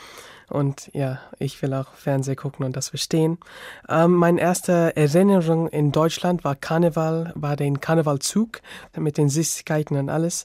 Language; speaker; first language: German; early bilingual, other home language; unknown